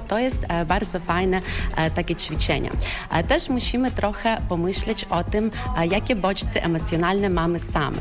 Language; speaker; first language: Polish; non-native, fluent; Ukrainian